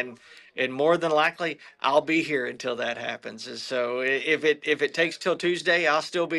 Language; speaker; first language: English; native; English